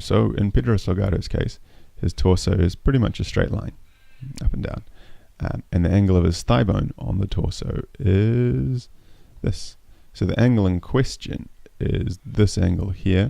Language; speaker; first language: English; native; English